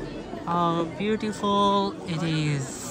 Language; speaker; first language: English; non-native, local second language; Urdu